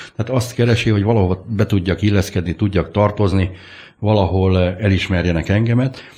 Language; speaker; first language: Hungarian; native; Hungarian